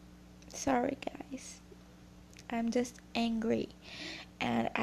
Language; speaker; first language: English; non-native, learner; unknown